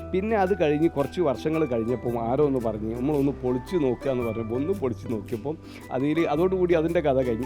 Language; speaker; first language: Malayalam; native; Malayalam